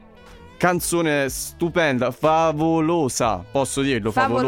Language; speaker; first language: Italian; native; Italian